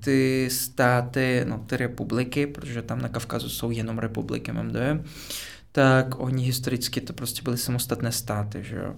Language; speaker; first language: Czech; non-native, fluent; Russian